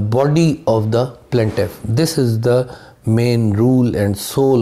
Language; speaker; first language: English; non-native, local second language; Urdu